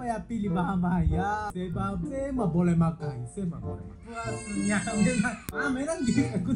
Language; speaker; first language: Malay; non-native, learner; Japanese